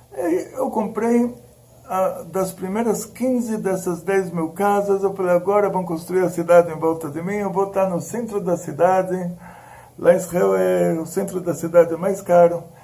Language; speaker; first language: Portuguese; early bilingual, other home language; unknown